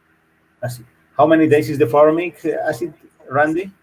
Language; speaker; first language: English; non-native, learner; Spanish